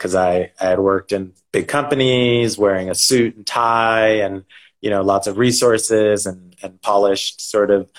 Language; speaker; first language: English; native; English